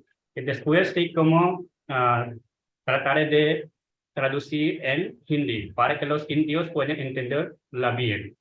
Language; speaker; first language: Spanish; non-native, fluent; Hindi